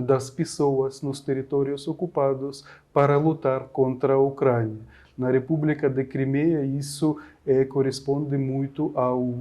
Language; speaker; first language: Portuguese; non-native, fluent; Ukrainian